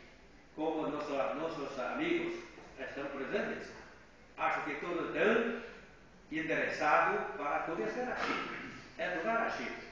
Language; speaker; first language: Portuguese; non-native, fluent; Chinese